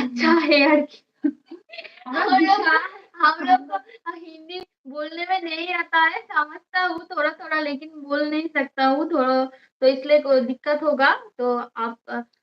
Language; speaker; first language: Hindi; non-native, learner; Bangla